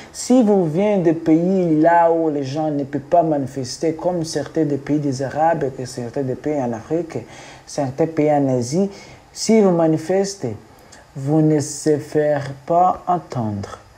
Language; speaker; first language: French; non-native, learner; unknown